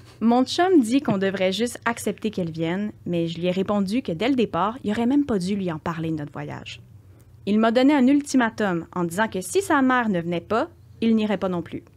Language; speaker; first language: French; native; French